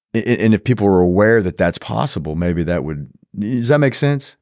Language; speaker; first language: English; native; English